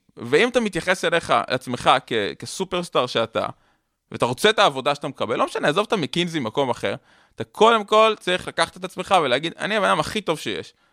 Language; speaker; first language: Hebrew; native; Hebrew